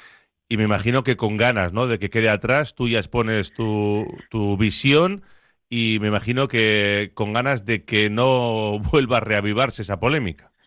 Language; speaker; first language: Spanish; native; Spanish